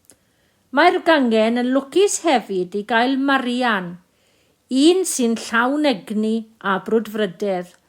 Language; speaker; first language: Welsh; non-native, local second language; English